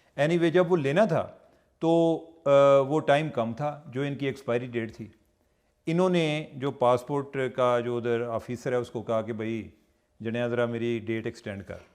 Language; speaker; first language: Urdu; non-native, local second language; Punjabi